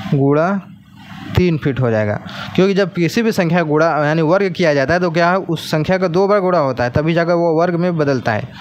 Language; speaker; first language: Hindi; native; Hindi